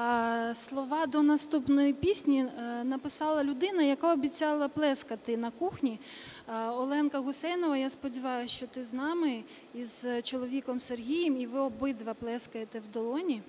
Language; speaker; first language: Ukrainian; native; Ukrainian